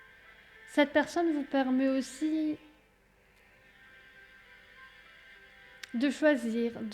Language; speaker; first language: French; native; French